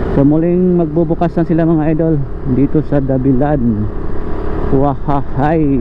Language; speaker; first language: Filipino; non-native, local second language; Cebuano